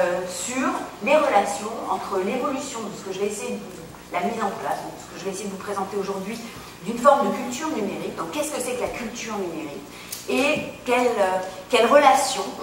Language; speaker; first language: French; native; French